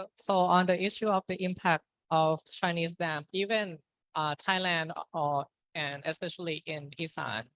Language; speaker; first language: English; non-native, fluent; Thai